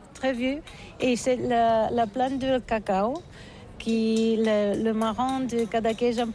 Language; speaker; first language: French; non-native, learner; Catalan